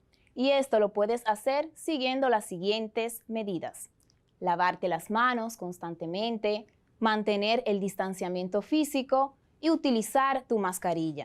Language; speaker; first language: Spanish; native; Spanish